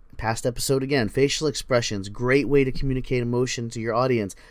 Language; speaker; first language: English; native; English